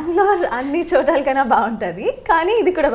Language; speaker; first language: Telugu; non-native, local second language; Kannada